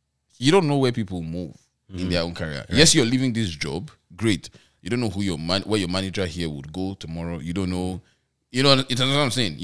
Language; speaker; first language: English; native; English